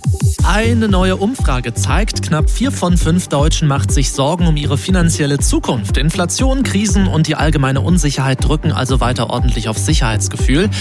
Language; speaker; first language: German; native; German